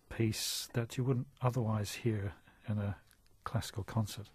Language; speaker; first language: English; native; English